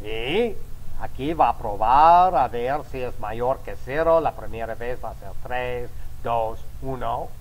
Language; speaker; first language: Spanish; non-native, fluent; English